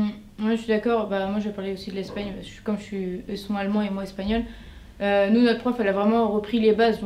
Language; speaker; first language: French; native; French